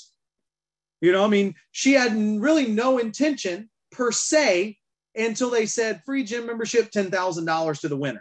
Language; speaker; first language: English; native; English